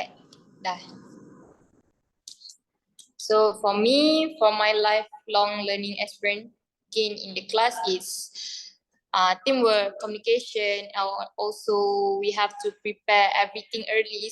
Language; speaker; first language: English; non-native, learner; Malay